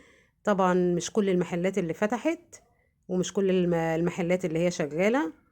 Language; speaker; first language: Arabic; native; Arabic